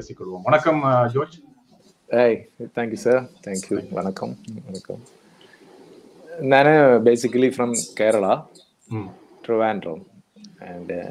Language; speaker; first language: Tamil; non-native, learner; Malayalam